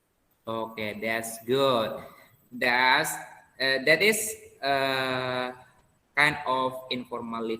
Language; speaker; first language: English; non-native, learner; Indonesian